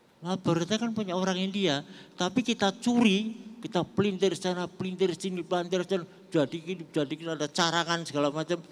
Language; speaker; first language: Indonesian; non-native, local second language; Javanese